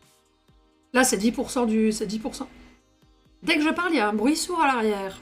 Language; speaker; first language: French; native; French